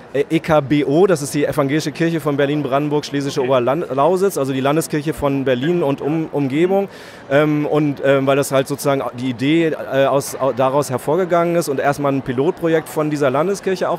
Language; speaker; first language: German; native; German